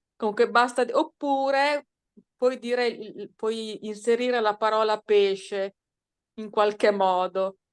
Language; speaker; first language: Italian; native; Italian